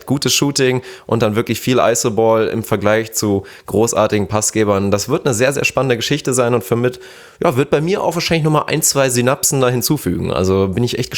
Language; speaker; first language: German; native; German